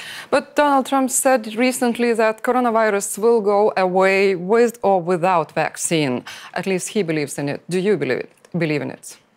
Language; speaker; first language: English; non-native, fluent; Lithuanian